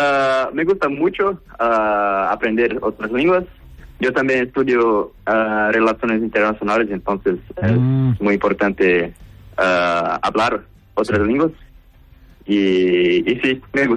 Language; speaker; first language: Spanish; non-native, learner; Portuguese